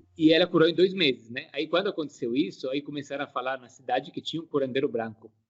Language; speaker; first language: Portuguese; non-native, fluent; Italian